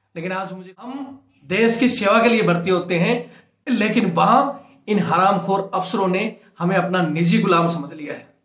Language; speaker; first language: Hindi; native; Hindi